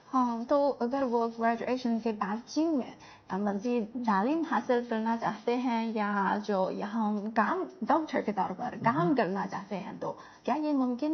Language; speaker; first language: Hindi; non-native, fluent; Chinese